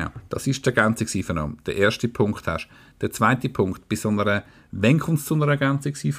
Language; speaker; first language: German; native; German